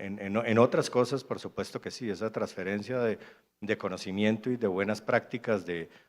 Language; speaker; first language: Spanish; native; Spanish